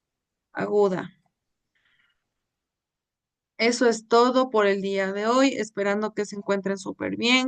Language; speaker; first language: Spanish; native; Spanish